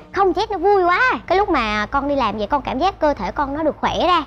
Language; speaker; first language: Vietnamese; native; Vietnamese